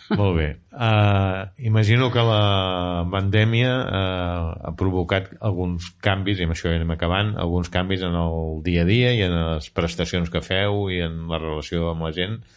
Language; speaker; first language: Catalan; native; Catalan